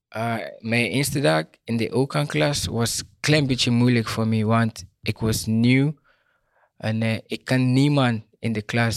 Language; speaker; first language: Dutch; non-native, learner; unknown